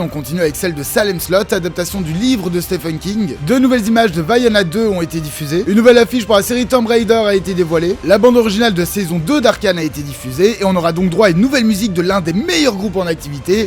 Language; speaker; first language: French; native; French